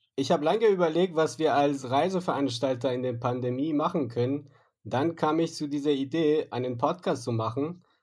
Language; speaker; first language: German; non-native, fluent; Persian